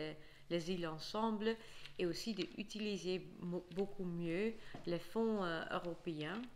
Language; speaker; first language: French; non-native, fluent; Dutch